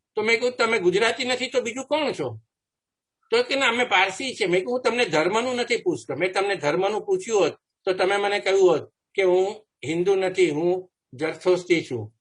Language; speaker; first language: Gujarati; native; Gujarati